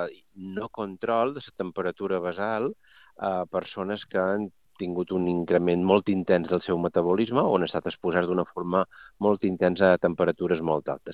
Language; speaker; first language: Catalan; native; Catalan